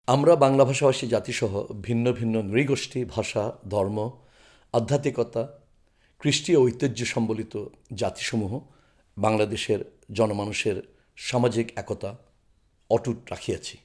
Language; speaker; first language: Bangla; non-native, local second language; Chakma